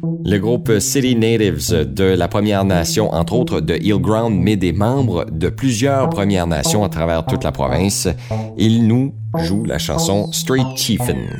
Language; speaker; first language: French; native; French